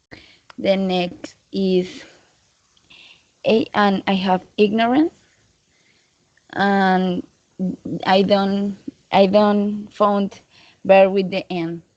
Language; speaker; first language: English; non-native, learner; Spanish